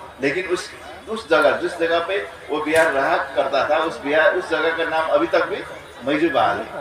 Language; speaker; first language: Hindi; non-native, fluent; Newari